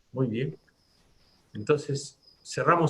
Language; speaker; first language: Spanish; native; Spanish